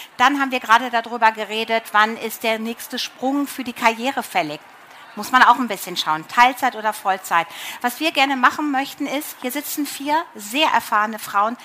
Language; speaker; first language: German; native; German